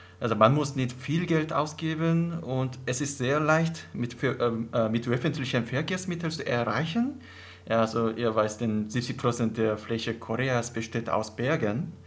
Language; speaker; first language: German; non-native, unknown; Korean